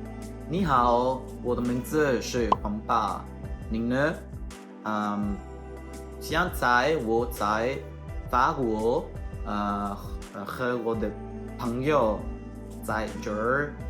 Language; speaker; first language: Chinese; non-native, learner; Spanish